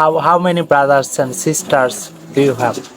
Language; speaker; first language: English; non-native, learner; Bangla